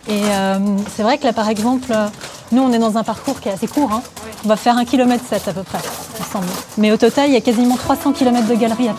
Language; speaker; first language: French; native; French